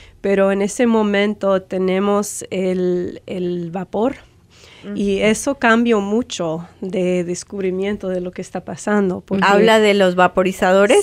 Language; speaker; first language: Spanish; non-native, fluent; English